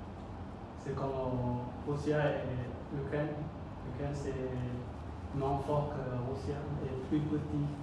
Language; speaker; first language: French; non-native, learner; Khmer